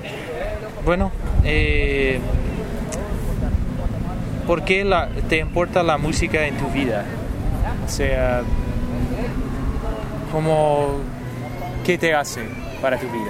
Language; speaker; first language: Spanish; non-native, fluent; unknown